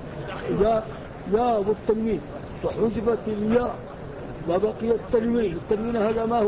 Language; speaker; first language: Arabic; native; Arabic